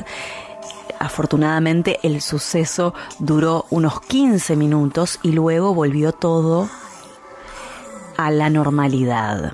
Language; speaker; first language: Spanish; native; Spanish